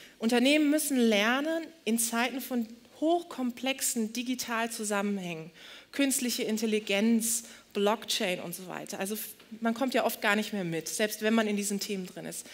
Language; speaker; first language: German; early bilingual, other home language; Turkish